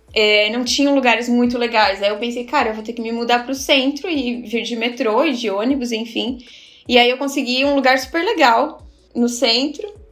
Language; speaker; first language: Portuguese; native; Portuguese